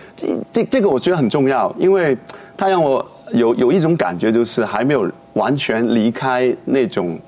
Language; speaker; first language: Chinese; non-native, local second language; Cantonese